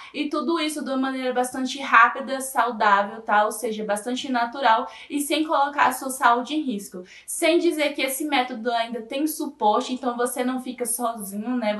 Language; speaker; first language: Portuguese; native; Portuguese